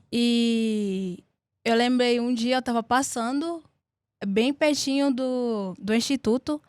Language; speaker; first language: Portuguese; early bilingual, other home language; Haitian Creole